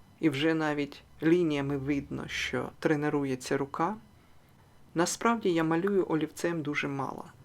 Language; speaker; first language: Ukrainian; non-native, local second language; Russian